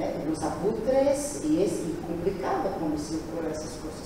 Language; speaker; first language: Spanish; non-native, learner; Portuguese